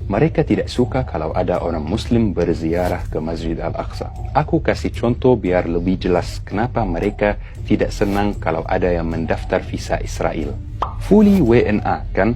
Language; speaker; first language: Indonesian; non-native, fluent; Arabic